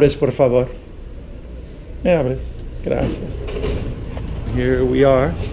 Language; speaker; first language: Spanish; non-native, learner; English